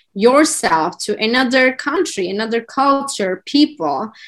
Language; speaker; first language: English; non-native, fluent; Turkish